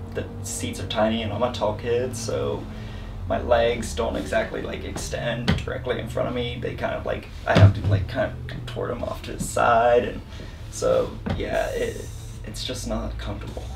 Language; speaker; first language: English; native; English